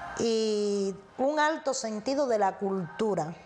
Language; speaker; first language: Spanish; native; Spanish